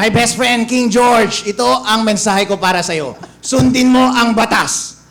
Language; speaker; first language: Filipino; non-native, local second language; Iloko